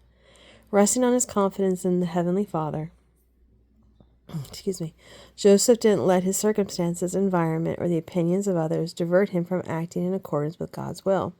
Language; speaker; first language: English; native; English